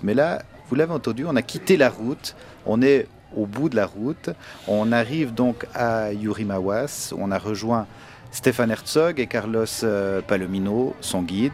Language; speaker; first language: French; native; French